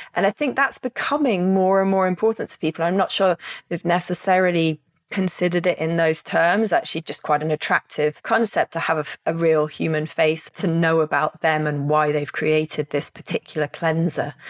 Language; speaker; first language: English; native; English